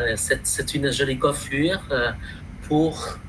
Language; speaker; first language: French; non-native, fluent; Vietnamese